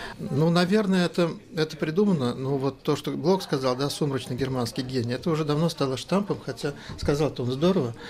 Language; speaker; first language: Russian; native; Russian